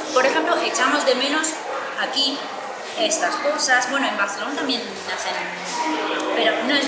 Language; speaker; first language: Spanish; non-native, fluent; Armenian